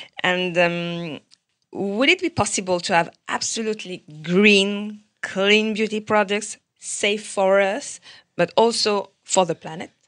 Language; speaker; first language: English; non-native, fluent; French